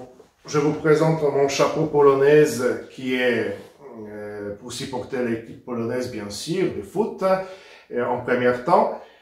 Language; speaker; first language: French; non-native, fluent; Polish